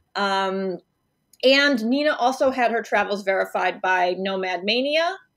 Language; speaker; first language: English; native; English